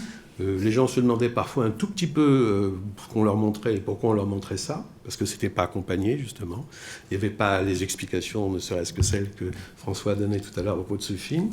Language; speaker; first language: French; native; French